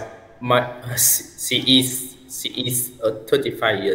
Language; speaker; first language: English; non-native, learner; Vietnamese